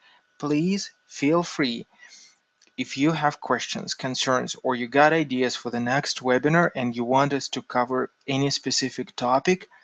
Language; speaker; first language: English; non-native, fluent; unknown